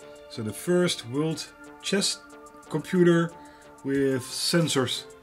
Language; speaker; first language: English; non-native, fluent; Dutch